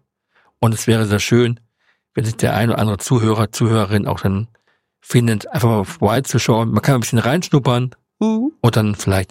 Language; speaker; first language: German; native; German